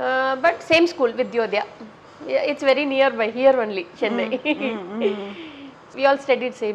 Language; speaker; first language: Telugu; non-native, local second language; Tamil